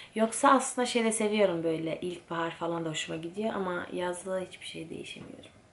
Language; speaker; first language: Turkish; early bilingual, heritage; Turkish